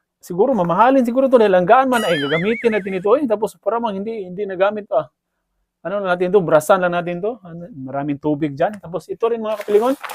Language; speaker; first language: Filipino; non-native, local second language; Cebuano